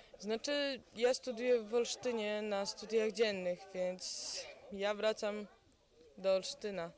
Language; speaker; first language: Polish; early bilingual, heritage; Ukrainian